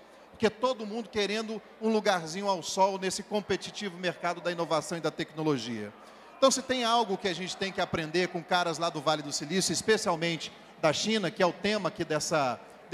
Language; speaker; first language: Portuguese; native; Portuguese